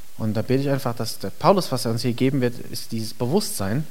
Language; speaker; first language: German; native; German